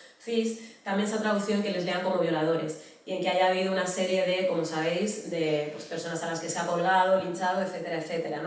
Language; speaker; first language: Spanish; native; Spanish